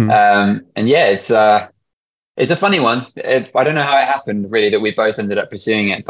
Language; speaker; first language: English; native; English